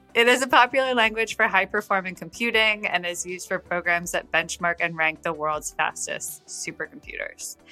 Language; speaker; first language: English; native; English